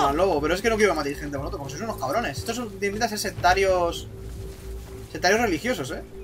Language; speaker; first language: Spanish; native; Spanish